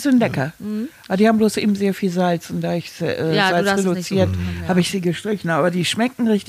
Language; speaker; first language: German; native; German